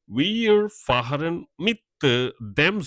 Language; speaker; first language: German; non-native, fluent; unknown